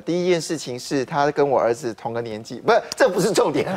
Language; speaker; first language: Chinese; native; Chinese